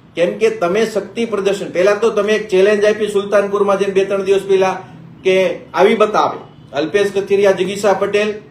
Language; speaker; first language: Gujarati; native; Gujarati